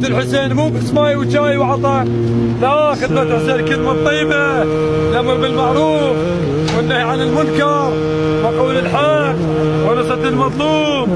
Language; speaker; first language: Arabic; native; Arabic